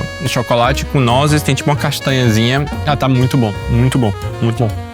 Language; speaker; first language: Portuguese; native; Portuguese